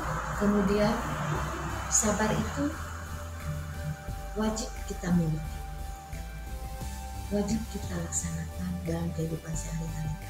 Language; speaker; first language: Indonesian; native; Indonesian